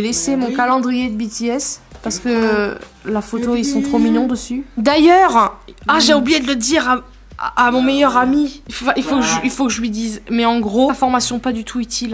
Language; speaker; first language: French; native; French